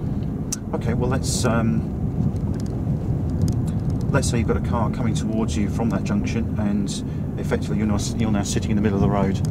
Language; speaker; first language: English; native; English